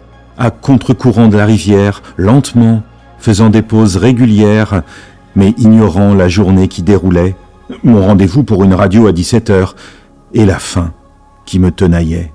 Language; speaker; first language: French; native; French